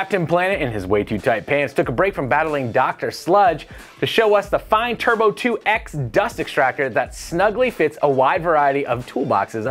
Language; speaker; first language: English; native; English